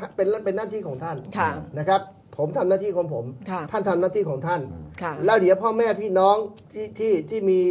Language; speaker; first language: Thai; native; Thai